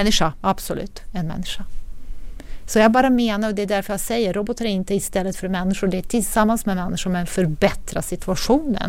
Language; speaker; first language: Swedish; non-native, fluent; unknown